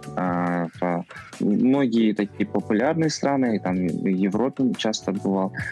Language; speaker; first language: Russian; non-native, local second language; Kazakh